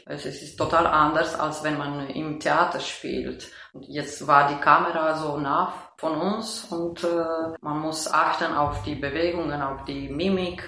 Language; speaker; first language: German; non-native, fluent; Romanian